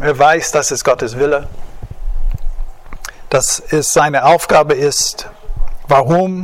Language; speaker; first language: German; non-native, fluent; English